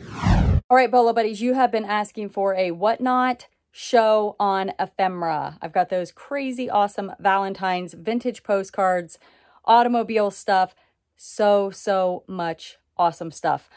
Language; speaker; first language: English; native; English